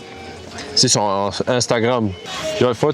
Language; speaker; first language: French; native; French